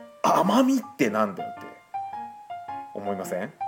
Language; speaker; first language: Japanese; native; Japanese